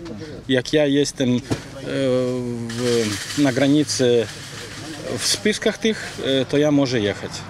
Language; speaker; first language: Polish; non-native, learner; Ukrainian